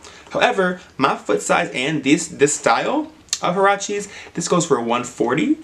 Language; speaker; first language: English; native; English